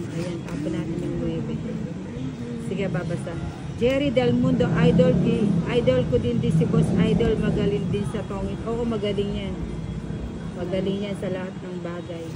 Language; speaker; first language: Filipino; non-native, local second language; Pampanga